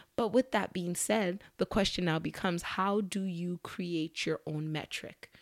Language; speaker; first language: English; early bilingual, other home language; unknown